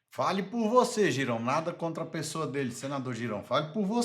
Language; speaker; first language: Portuguese; native; Portuguese